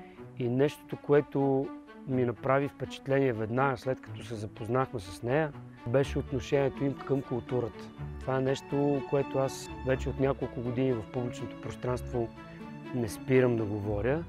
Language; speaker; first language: Bulgarian; native; Bulgarian